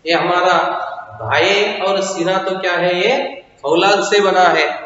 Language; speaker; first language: Hindi; non-native, local second language; Kannada